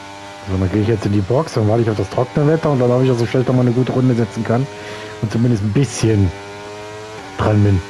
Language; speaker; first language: German; native; German